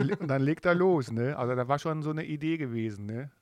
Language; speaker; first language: German; native; German